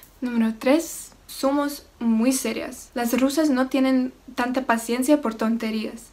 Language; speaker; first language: Spanish; non-native, fluent; Russian